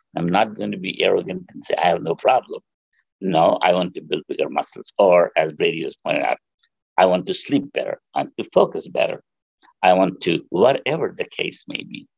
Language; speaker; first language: English; non-native, local second language; Bangla